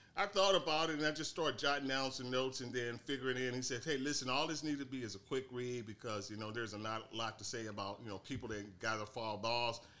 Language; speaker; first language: English; native; English